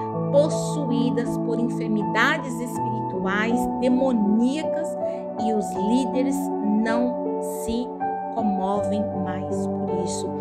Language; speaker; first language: Portuguese; native; Portuguese